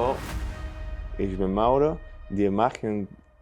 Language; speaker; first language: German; non-native, learner; Spanish